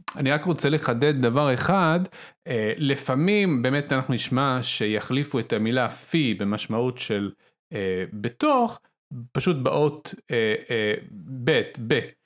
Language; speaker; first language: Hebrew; non-native, local second language; Arabic